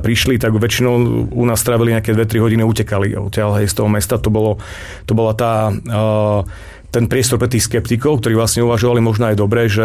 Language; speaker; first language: Slovak; native; Slovak